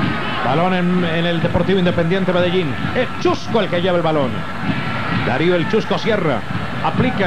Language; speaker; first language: Spanish; native; Spanish